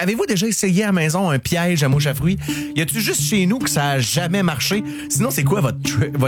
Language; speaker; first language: French; native; French